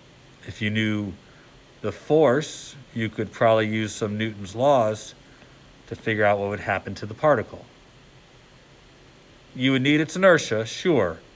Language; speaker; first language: English; native; English